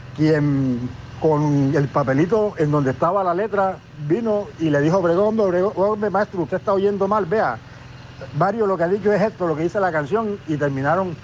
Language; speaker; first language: Spanish; native; Spanish